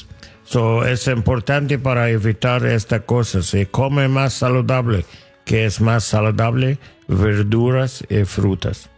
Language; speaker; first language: Spanish; non-native, learner; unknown